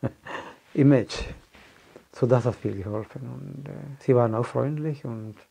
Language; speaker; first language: German; non-native, fluent; Malayalam